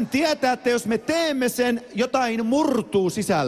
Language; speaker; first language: Finnish; native; Finnish